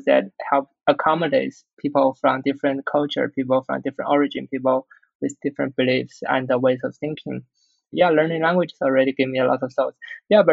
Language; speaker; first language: English; non-native, fluent; Chinese